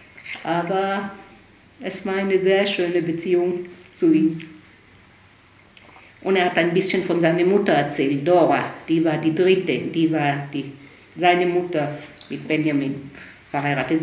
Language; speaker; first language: German; early bilingual, heritage; German